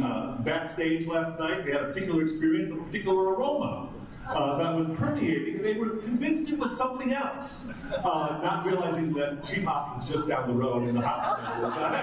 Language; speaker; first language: English; native; English